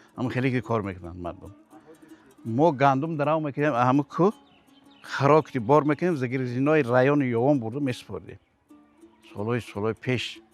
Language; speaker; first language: Tajik; native; Tajik